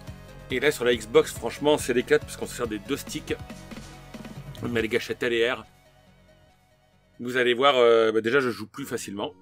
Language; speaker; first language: French; native; French